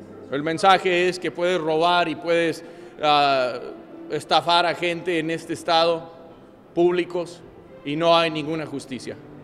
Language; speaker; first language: Spanish; early bilingual, other home language; English